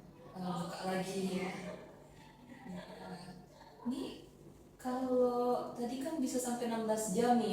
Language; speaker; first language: Indonesian; native; Indonesian